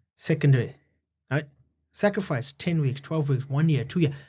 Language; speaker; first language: English; native; English